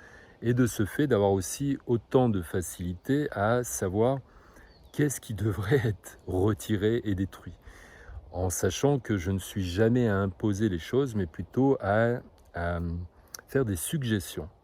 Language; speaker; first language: French; native; French